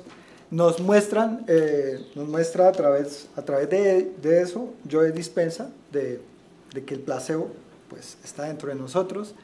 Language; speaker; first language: Spanish; native; Spanish